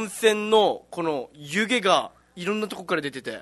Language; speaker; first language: Japanese; native; Japanese